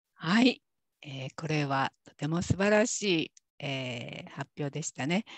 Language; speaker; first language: Japanese; native; Japanese